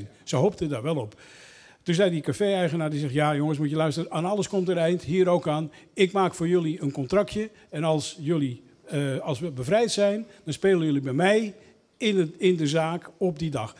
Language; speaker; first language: Dutch; native; Dutch